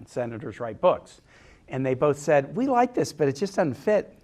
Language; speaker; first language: English; native; English